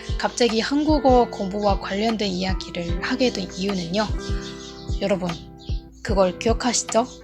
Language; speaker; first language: Korean; non-native, fluent; Burmese